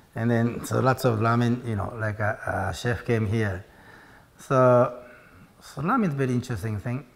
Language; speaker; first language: English; non-native, learner; Japanese